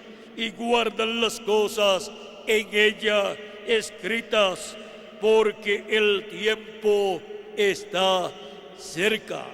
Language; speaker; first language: Spanish; native; Spanish